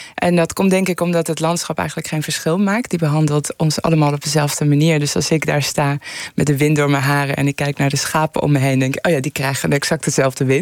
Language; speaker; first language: Dutch; early bilingual, other home language; Persian